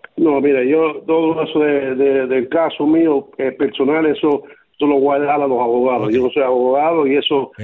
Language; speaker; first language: Spanish; early bilingual, other home language; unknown